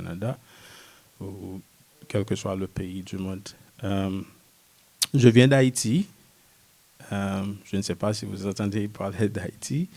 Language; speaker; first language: French; non-native, local second language; Haitian Creole